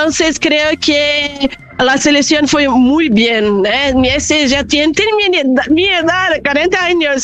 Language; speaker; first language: Spanish; non-native, fluent; Portuguese